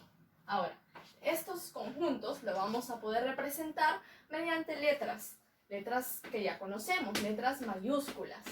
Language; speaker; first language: Spanish; native; Spanish